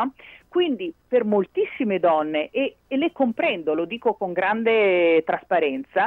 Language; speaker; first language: Italian; native; Italian